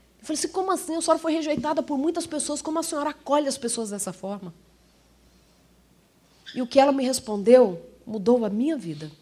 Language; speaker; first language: Portuguese; native; Portuguese